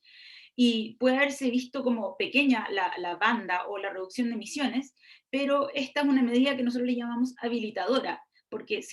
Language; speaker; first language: Spanish; native; Spanish